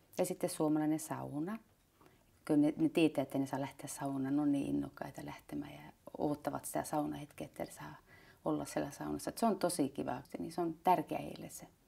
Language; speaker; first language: Finnish; early bilingual, heritage; Finnish